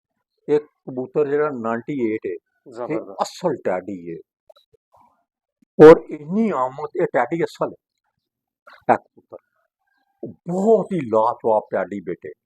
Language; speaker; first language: Hindi; non-native, local second language; Punjabi